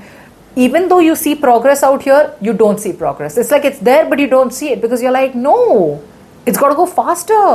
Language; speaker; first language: English; non-native, local second language; Hindi